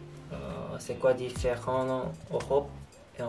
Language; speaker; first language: French; non-native, learner; Korean